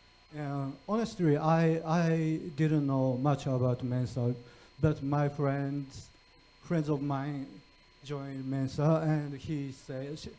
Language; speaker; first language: English; non-native, fluent; Japanese